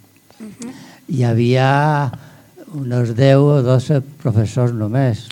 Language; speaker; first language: Catalan; non-native, local second language; Spanish